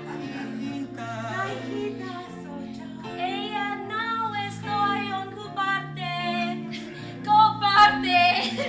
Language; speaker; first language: Spanish; non-native, learner; English